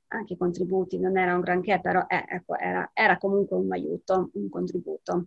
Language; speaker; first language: Italian; non-native, fluent; Bosnian